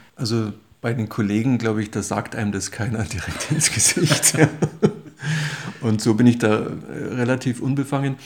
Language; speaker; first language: German; native; German